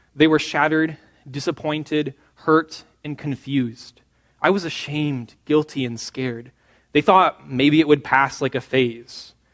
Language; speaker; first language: English; native; English